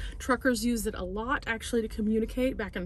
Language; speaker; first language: English; native; English